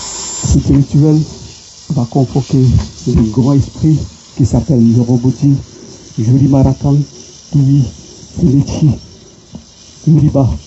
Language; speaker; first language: French; non-native, local second language; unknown